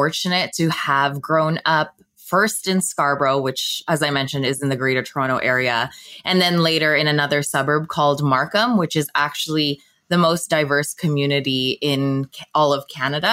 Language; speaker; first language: English; native; English